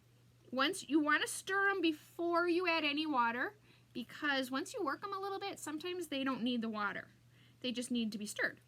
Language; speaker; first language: English; native; English